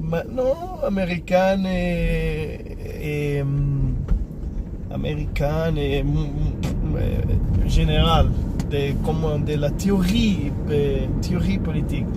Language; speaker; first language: French; non-native, fluent; Portuguese